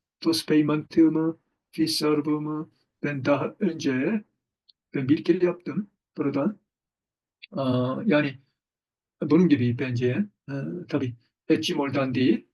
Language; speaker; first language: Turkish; non-native, fluent; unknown